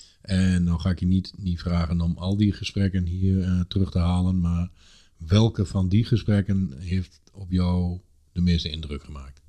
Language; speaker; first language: Dutch; native; Dutch